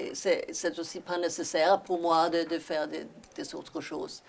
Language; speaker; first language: French; non-native, learner; Swedish